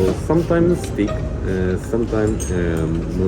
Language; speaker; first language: English; non-native, learner; Japanese